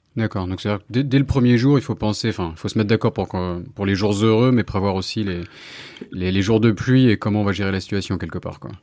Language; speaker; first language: French; native; French